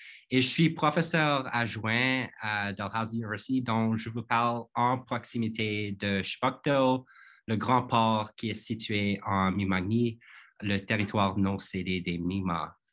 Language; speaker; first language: French; non-native, fluent; English